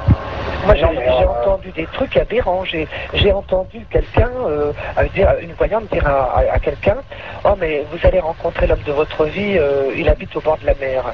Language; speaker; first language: French; native; French